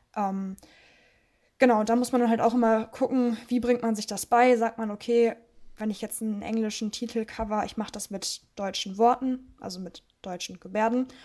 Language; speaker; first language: German; early bilingual, other home language; Russian